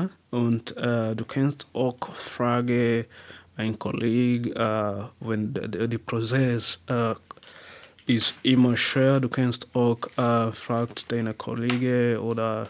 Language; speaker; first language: German; non-native, learner; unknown